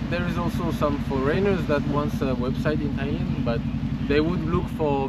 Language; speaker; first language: English; non-native, fluent; French